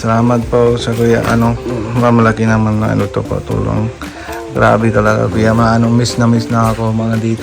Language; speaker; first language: Filipino; non-native, learner; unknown